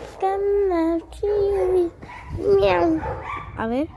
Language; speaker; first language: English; non-native, learner; Spanish